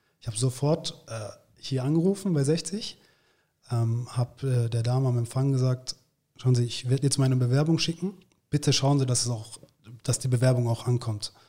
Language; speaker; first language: German; early bilingual, other home language; Turkish